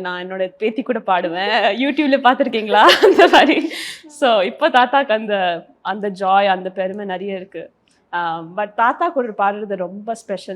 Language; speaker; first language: Tamil; early bilingual, heritage; Tamil